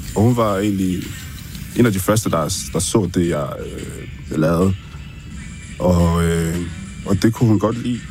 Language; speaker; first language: Danish; early bilingual, other home language; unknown